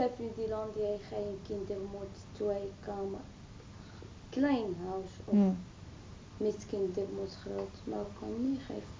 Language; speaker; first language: Dutch; non-native, learner; Arabic